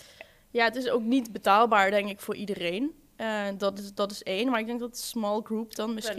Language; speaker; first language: Dutch; native; Dutch